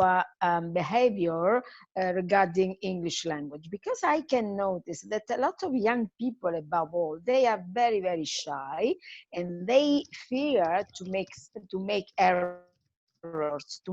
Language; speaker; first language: English; non-native, fluent; Italian